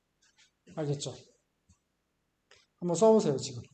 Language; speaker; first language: Korean; native; Korean